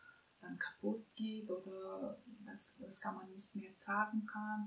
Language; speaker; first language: German; non-native, fluent; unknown